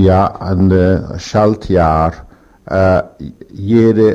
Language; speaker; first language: German; non-native, learner; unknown